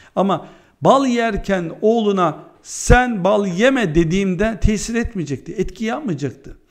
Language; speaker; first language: Turkish; early bilingual, heritage; Turkish